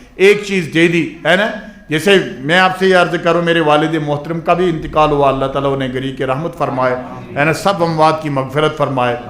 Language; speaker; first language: Urdu; non-native, local second language; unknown